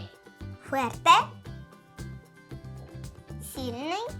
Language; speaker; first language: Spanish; non-native, learner; Russian